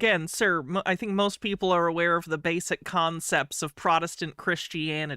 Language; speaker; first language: English; native; English